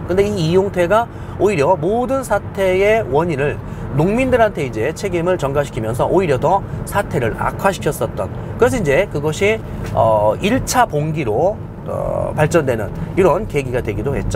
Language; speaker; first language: Korean; native; Korean